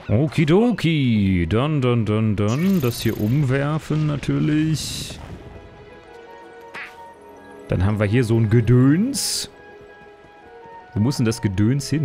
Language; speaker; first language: German; native; German